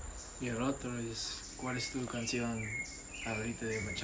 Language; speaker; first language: Spanish; non-native, learner; English